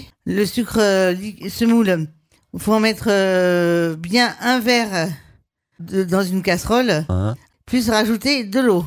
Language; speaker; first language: French; native; French